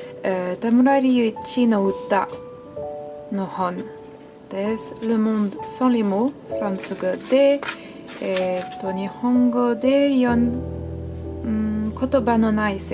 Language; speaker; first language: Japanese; non-native, learner; French